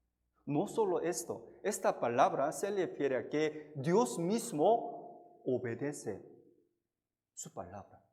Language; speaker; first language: Spanish; non-native, fluent; Korean